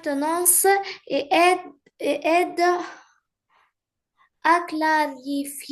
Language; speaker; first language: French; non-native, learner; Arabic